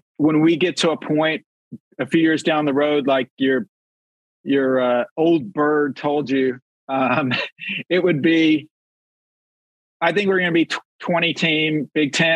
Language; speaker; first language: English; native; English